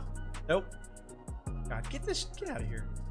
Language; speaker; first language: English; native; English